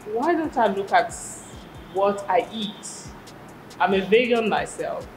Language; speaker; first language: English; non-native, fluent; French